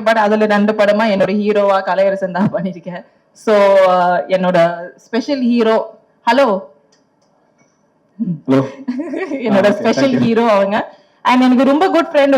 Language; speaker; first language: Tamil; non-native, local second language; Malayalam